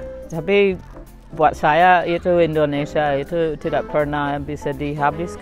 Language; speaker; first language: Indonesian; non-native, fluent; English